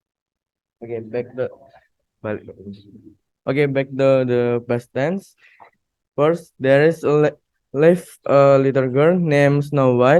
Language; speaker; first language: English; non-native, learner; Indonesian